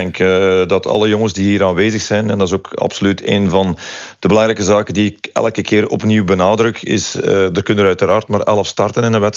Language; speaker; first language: Dutch; native; Dutch